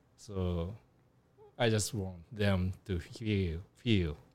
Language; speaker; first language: English; non-native, learner; Japanese